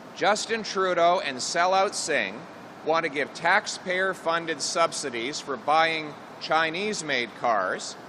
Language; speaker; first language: English; native; English